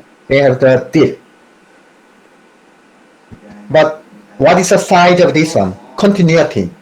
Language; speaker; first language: English; non-native, fluent; Korean